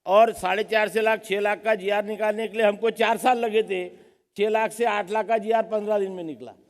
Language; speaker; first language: Hindi; non-native, local second language; Marathi